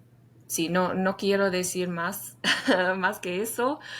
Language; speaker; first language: Spanish; non-native, fluent; English